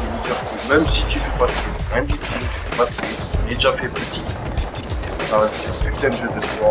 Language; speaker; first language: French; native; French